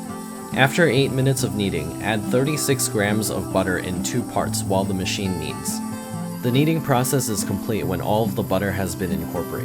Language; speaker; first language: English; native; English